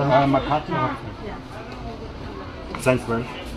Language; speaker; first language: English; non-native, learner; German